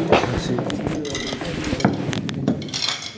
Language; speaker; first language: French; non-native, learner; Uzbek